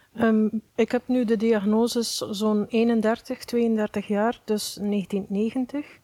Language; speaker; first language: Dutch; native; Dutch